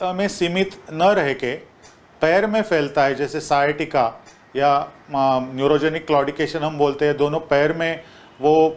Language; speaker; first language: Hindi; non-native, local second language; Marathi